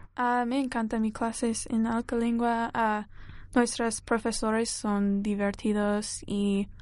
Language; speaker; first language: Spanish; non-native, learner; English